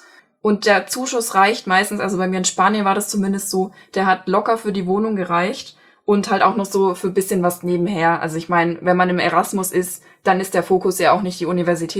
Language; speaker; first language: German; native; German